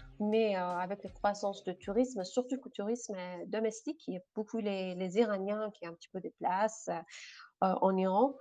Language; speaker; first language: French; non-native, fluent; Persian